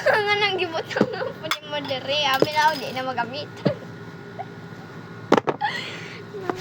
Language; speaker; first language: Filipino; non-native, local second language; Cebuano